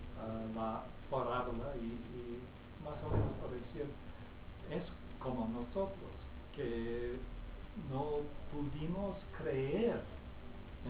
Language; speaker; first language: Spanish; non-native, fluent; English